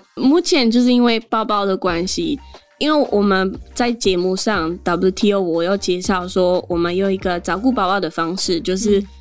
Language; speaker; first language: Chinese; non-native, fluent; French